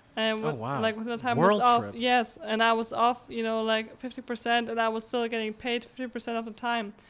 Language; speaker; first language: English; non-native, fluent; German